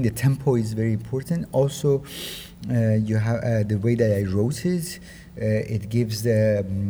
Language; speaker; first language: English; non-native, fluent; Persian